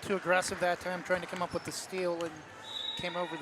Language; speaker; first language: English; native; English